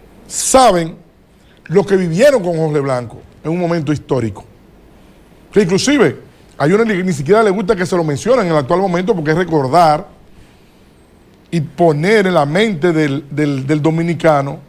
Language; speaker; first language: Spanish; native; Spanish